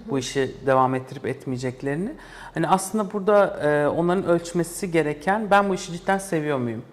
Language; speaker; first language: Turkish; early bilingual, heritage; Turkish